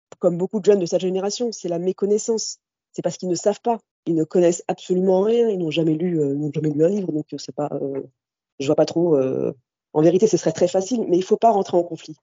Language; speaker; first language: French; early bilingual, other home language; Kabyle